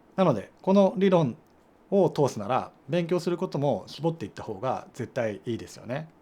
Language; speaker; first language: Japanese; native; Japanese